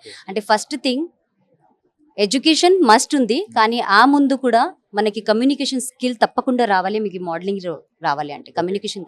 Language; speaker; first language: Telugu; non-native, learner; Hindi